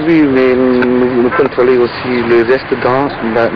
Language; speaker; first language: French; non-native, learner; Turkish